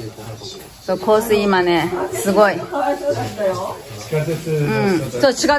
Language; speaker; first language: Japanese; non-native, fluent; Chinese